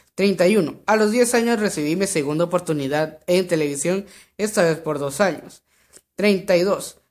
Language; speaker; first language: Spanish; native; Spanish